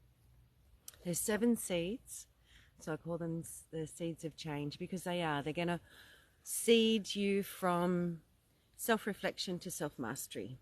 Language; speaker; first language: English; native; English